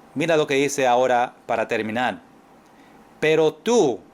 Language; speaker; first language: Spanish; non-native, fluent; English